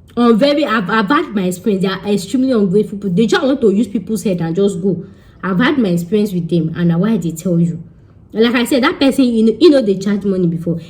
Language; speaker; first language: Nigerian Pidgin; non-native, local second language; Yoruba